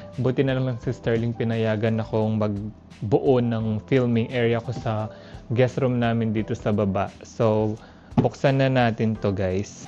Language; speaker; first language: Filipino; native; Filipino